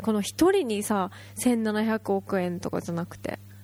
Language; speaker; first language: Japanese; native; Japanese